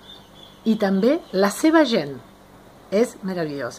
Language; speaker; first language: Catalan; non-native, fluent; Spanish